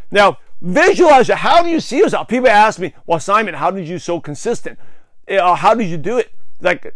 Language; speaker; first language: English; native; English